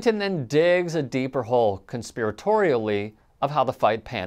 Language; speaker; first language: English; native; English